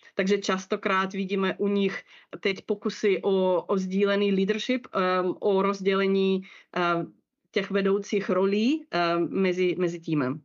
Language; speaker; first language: Czech; non-native, fluent; Russian